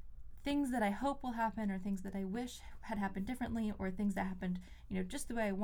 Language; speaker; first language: English; native; English